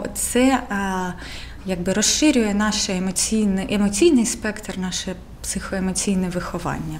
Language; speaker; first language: Ukrainian; non-native, local second language; Russian